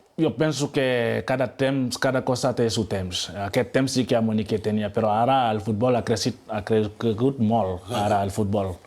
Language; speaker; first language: Catalan; non-native, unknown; Fula